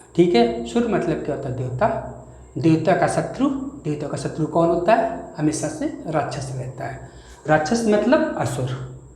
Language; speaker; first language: Hindi; native; Hindi